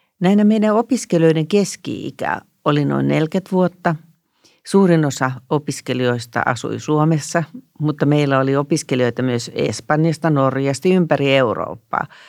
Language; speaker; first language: Finnish; native; Finnish